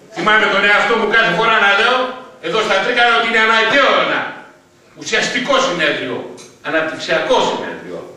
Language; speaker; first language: Greek; native; Greek